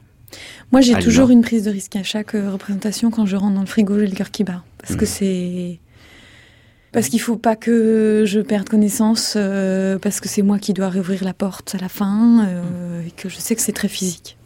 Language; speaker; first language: French; native; French